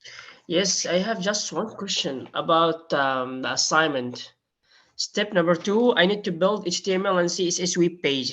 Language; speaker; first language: English; non-native, learner; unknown